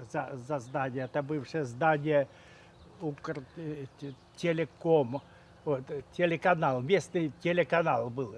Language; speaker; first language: Russian; native; Russian